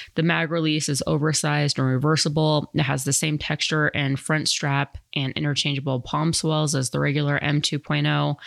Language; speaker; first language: English; native; English